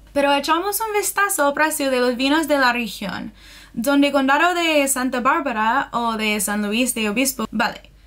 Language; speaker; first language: Spanish; non-native, fluent; English